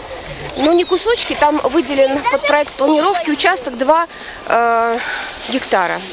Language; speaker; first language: Russian; native; Russian